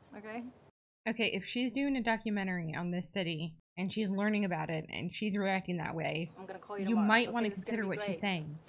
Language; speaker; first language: English; native; English